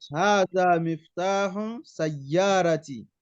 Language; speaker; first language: Arabic; non-native, learner; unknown